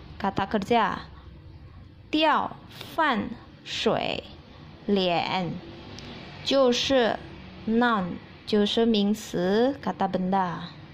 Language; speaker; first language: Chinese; early bilingual, heritage; Chinese